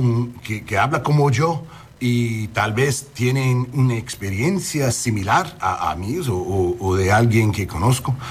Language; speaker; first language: Spanish; early bilingual, heritage; English